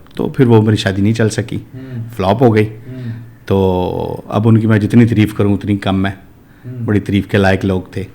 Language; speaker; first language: Urdu; non-native, local second language; Punjabi